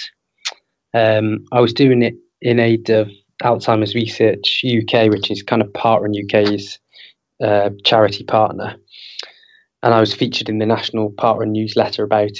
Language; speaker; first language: English; native; English